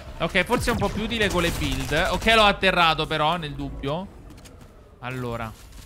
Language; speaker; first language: Italian; native; Italian